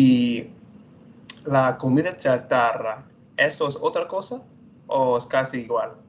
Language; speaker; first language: Spanish; non-native, fluent; English